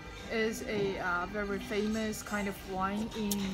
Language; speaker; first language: English; non-native, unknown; Chinese